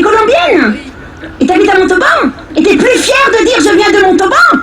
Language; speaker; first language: French; native; French